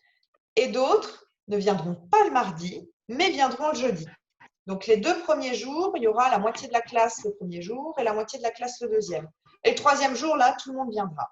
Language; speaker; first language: French; native; French